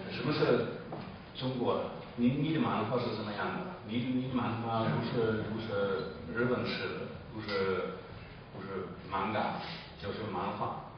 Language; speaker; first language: Chinese; non-native, learner; German